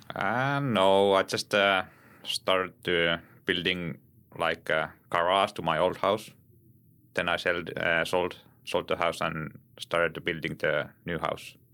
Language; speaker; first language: English; non-native, learner; Finnish